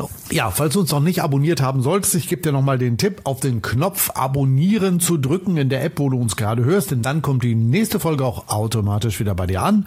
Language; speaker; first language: German; native; German